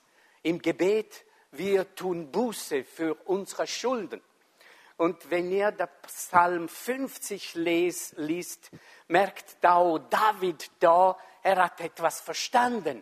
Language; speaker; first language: German; non-native, fluent; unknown